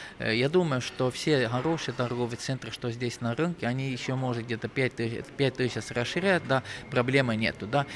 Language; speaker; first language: Russian; non-native, local second language; Estonian